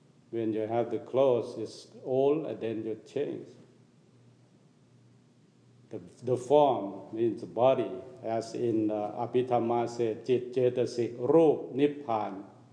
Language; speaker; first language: English; non-native, fluent; Thai